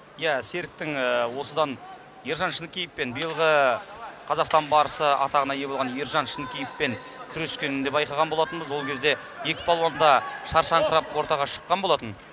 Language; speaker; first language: Kazakh; native; Kazakh